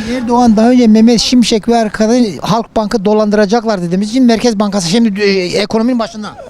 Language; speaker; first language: Turkish; native; Turkish